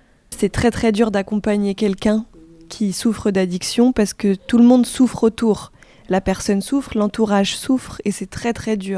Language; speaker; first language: French; native; French